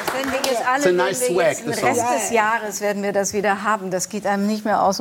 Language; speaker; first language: German; native; German